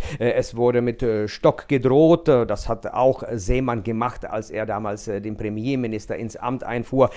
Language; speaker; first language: German; non-native, fluent; Czech